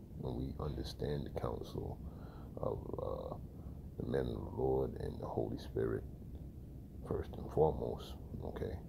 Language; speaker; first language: English; native; English